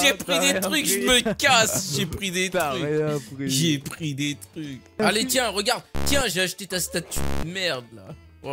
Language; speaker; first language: French; native; French